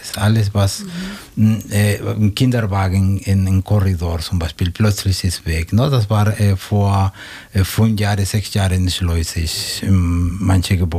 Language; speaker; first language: German; non-native, fluent; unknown